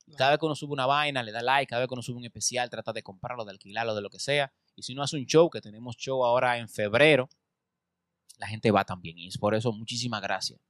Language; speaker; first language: Spanish; native; Spanish